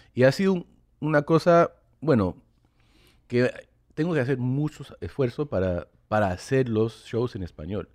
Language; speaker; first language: Spanish; early bilingual, other home language; English